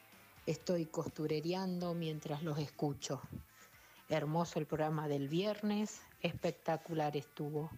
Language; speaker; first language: Spanish; native; Spanish